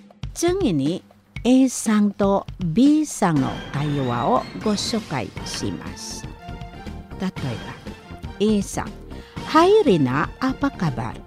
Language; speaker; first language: Japanese; non-native, fluent; Indonesian